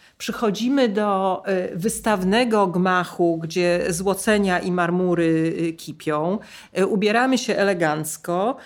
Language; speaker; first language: Polish; native; Polish